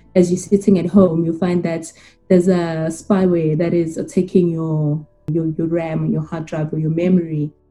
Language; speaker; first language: English; non-native, local second language; Zulu